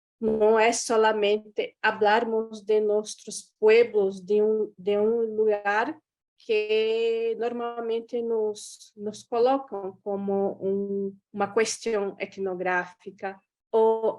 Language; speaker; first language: Spanish; non-native, fluent; Guarani